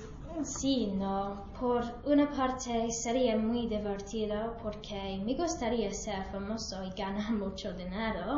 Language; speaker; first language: Spanish; non-native, learner; English